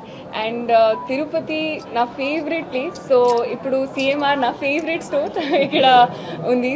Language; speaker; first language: Telugu; non-native, learner; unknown